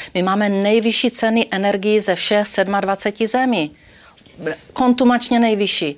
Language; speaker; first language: Czech; native; Czech